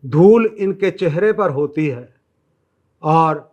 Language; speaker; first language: Hindi; non-native, local second language; Punjabi